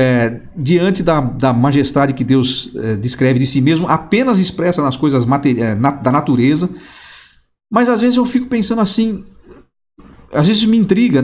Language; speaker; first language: Portuguese; native; Portuguese